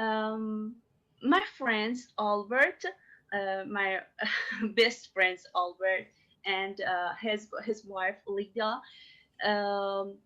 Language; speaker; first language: English; non-native, learner; Persian